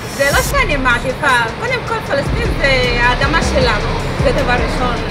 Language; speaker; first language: Hebrew; non-native, local second language; Arabic